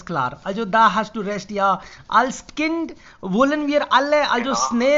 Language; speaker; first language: German; non-native, fluent; Hindi